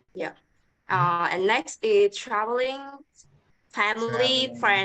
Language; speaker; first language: English; non-native, learner; Vietnamese